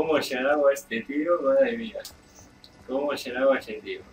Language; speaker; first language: Spanish; native; Spanish